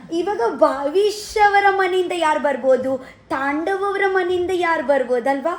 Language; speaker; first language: Kannada; non-native, local second language; Tulu